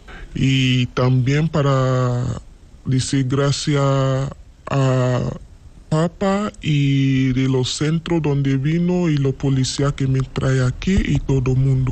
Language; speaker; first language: Spanish; non-native, learner; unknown